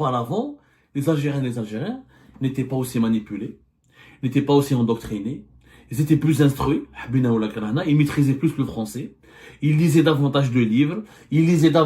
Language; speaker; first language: French; non-native, local second language; Arabic